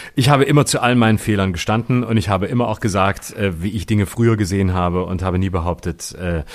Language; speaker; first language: German; native; German